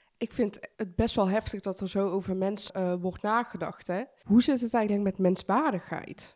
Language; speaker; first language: Dutch; early bilingual, other home language; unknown